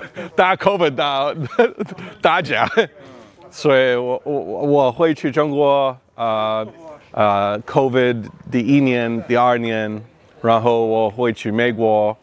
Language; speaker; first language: Chinese; non-native, learner; English